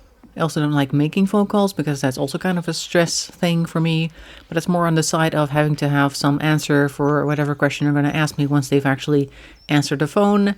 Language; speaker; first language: English; non-native, fluent; Dutch